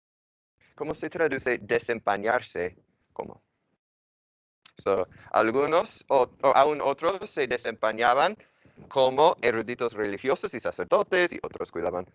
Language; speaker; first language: Spanish; non-native, fluent; English